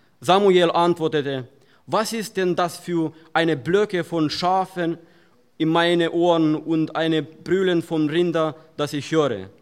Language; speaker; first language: German; non-native, fluent; Russian